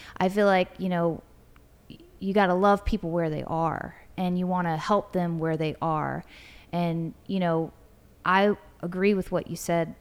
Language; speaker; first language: English; native; English